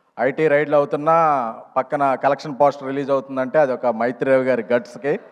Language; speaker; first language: Telugu; native; Telugu